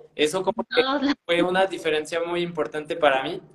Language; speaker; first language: Spanish; non-native, fluent; French